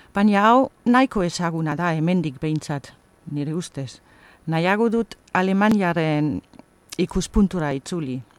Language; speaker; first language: Basque; non-native, fluent; German